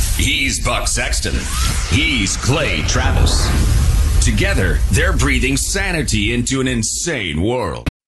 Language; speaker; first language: English; native; English